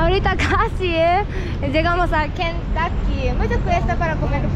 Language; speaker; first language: Spanish; non-native, learner; Japanese